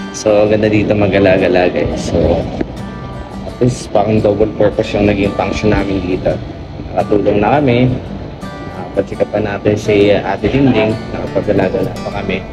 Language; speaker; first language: Filipino; non-native, local second language; Bikol